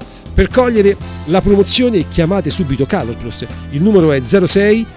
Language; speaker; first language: Italian; native; Italian